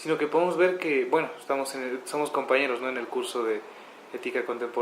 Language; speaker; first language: Spanish; native; Spanish